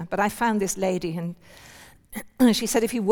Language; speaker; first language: English; native; English